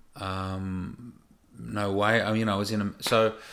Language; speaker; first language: English; native; English